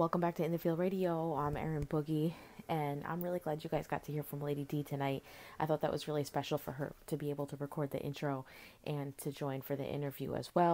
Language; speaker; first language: English; native; English